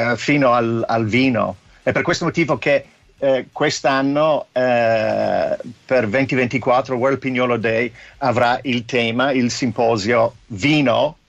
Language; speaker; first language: Italian; non-native, fluent; English